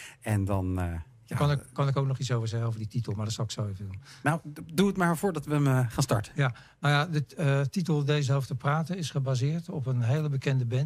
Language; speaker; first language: Dutch; native; Dutch